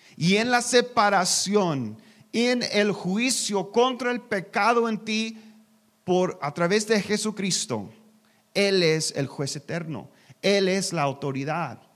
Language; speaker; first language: Spanish; non-native, learner; English